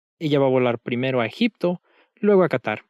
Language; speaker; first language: Spanish; native; Spanish